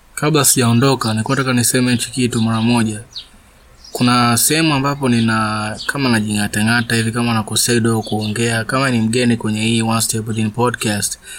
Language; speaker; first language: Swahili; native; Swahili